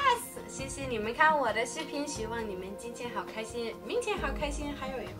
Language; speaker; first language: Chinese; non-native, fluent; Danish